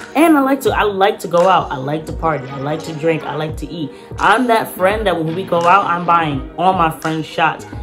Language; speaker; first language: English; native; English